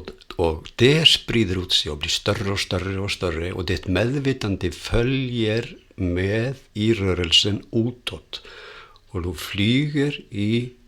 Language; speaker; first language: Swedish; non-native, fluent; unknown